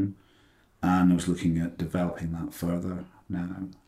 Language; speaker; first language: English; native; English